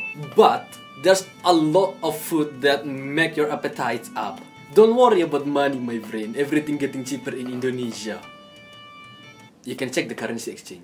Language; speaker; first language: English; non-native, learner; Indonesian